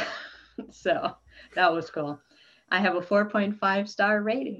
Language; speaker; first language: English; native; English